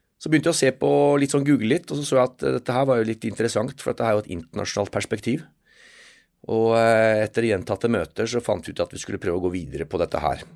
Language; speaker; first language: Norwegian; native; Norwegian